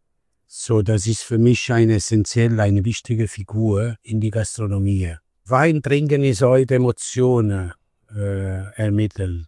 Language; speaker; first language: German; non-native, fluent; Italian